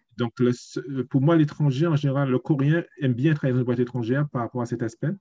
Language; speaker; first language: French; native; French